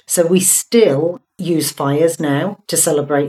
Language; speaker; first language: English; native; English